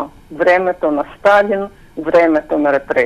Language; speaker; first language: Bulgarian; non-native, fluent; Ukrainian